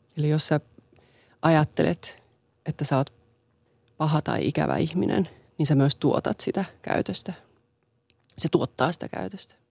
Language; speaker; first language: Finnish; non-native, local second language; Swedish